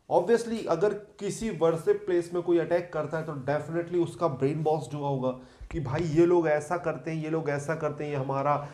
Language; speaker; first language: Hindi; native; Hindi